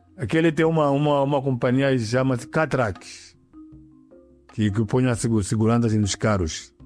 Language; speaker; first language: Portuguese; non-native, local second language; Yao